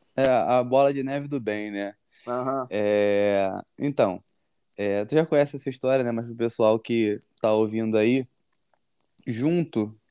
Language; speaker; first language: Portuguese; native; Portuguese